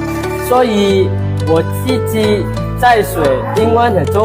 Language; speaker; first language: Chinese; non-native, learner; Indonesian